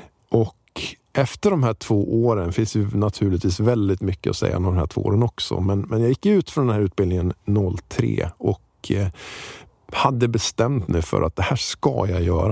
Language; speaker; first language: Swedish; native; Swedish